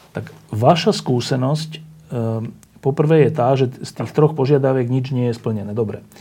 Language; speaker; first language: Slovak; native; Slovak